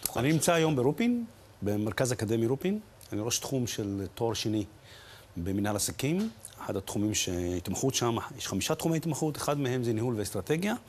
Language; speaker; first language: Hebrew; early bilingual, other home language; Arabic